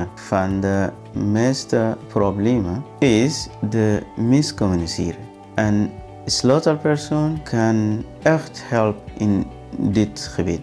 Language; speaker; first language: Dutch; non-native, learner; Arabic